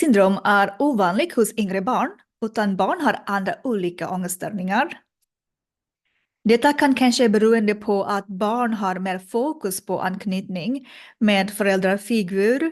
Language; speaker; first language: Swedish; non-native, learner; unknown